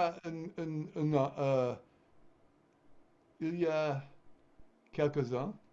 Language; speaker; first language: French; non-native, fluent; English